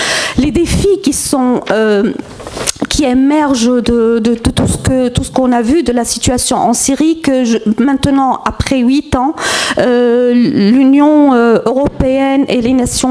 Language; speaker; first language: French; non-native, fluent; Arabic